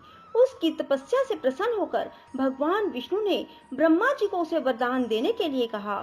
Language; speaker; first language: Hindi; native; Hindi